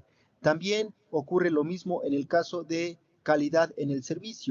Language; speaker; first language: Spanish; native; Spanish